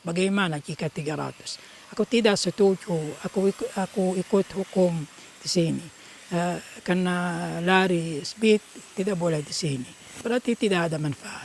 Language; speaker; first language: Indonesian; non-native, local second language; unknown